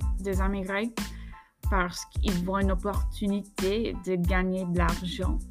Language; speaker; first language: French; non-native, fluent; English